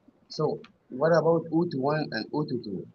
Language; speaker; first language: English; non-native, learner; Arabic